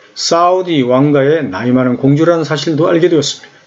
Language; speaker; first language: Korean; native; Korean